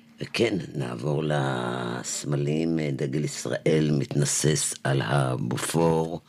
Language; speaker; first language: Hebrew; native; Hebrew